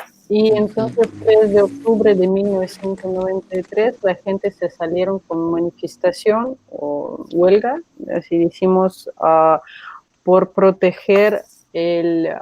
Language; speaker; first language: Spanish; non-native, fluent; Russian